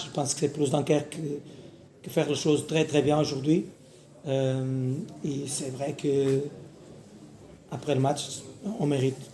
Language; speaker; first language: French; non-native, learner; Portuguese